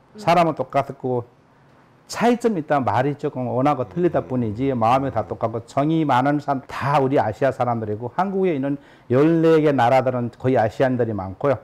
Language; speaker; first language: Korean; non-native, fluent; Nepali